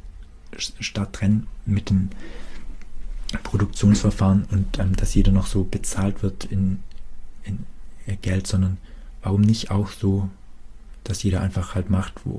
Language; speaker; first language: German; native; German